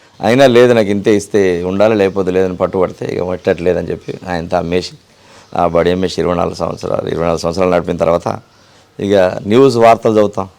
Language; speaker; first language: Telugu; non-native, local second language; Urdu